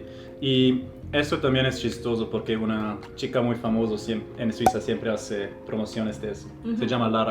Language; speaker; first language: Spanish; non-native, fluent; German